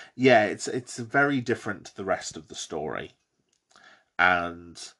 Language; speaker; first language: English; native; English